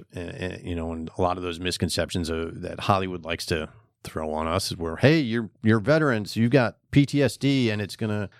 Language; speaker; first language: English; native; English